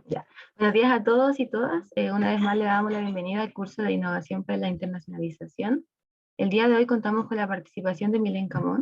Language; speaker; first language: Spanish; native; Spanish